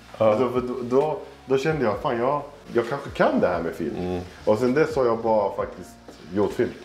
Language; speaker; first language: Swedish; early bilingual, other home language; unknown